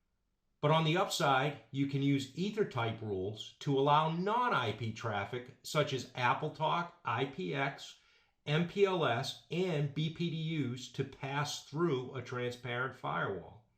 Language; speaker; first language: English; native; English